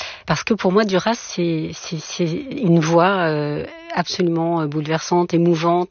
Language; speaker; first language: French; native; French